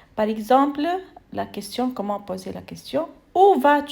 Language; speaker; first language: French; non-native, fluent; Arabic